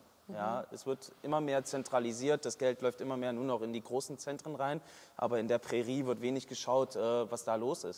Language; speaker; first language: German; native; German